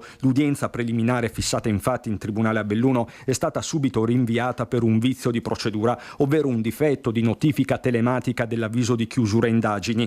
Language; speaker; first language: Italian; native; Italian